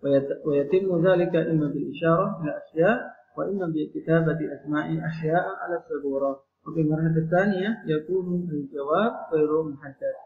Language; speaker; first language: Arabic; non-native, fluent; Indonesian